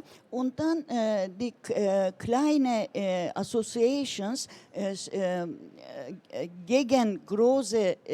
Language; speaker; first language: German; non-native, learner; Turkish